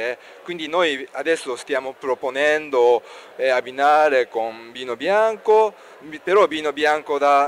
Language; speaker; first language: Italian; non-native, learner; Japanese